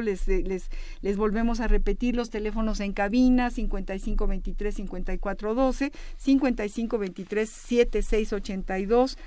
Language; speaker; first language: Spanish; native; Spanish